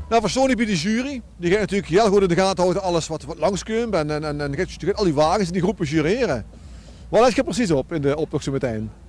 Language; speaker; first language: Dutch; native; Dutch